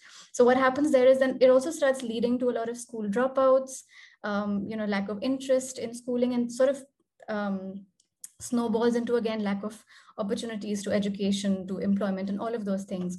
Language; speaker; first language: English; non-native, local second language; Hindi